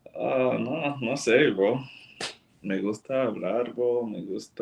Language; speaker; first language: Spanish; non-native, learner; English